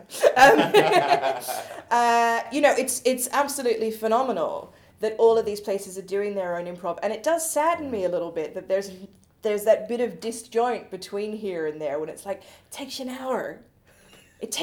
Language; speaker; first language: English; native; English